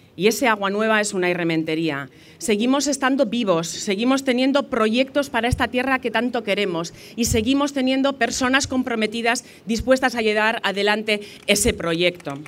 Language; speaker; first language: Spanish; non-native, local second language; Basque